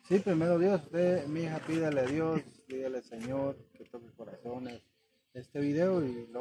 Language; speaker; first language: Spanish; native; Spanish